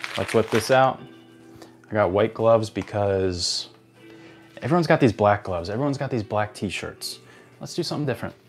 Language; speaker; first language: English; native; English